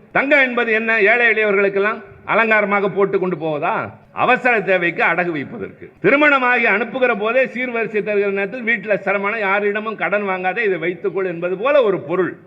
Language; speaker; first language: Tamil; native; Tamil